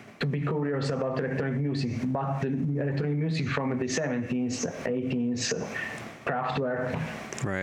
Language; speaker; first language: English; non-native, learner; Italian